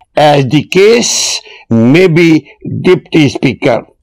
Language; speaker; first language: English; non-native, local second language; Urdu